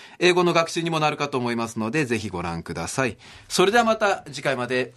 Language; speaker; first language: Japanese; native; Japanese